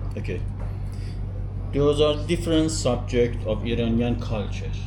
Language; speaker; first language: English; non-native, learner; Persian